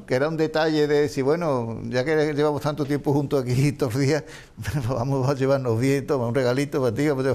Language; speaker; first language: Spanish; native; Spanish